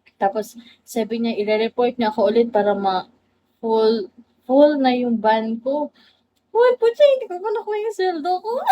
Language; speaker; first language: Filipino; non-native, local second language; Cebuano